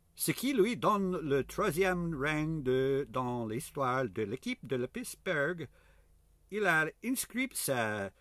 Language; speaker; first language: French; non-native, learner; English